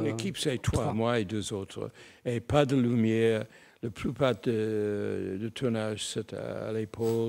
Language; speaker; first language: French; non-native, fluent; English